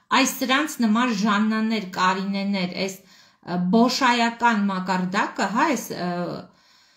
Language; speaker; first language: Armenian; native; Armenian